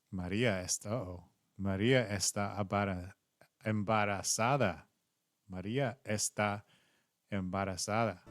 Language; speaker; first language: Spanish; non-native, learner; English